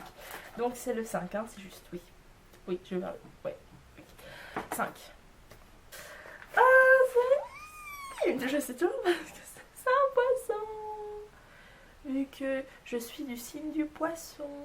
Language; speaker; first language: French; native; French